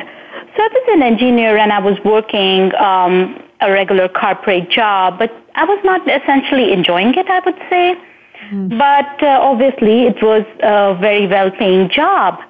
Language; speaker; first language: English; non-native, local second language; Hindi